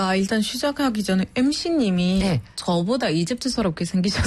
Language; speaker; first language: Korean; non-native, fluent; Arabic